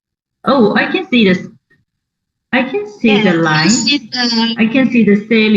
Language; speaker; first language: English; non-native, learner; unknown